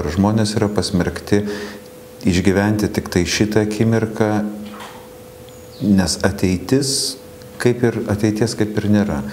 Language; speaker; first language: Lithuanian; native; Lithuanian